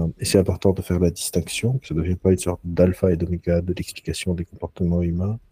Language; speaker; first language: French; non-native, local second language; Arabic